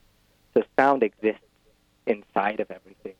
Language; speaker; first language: English; native; English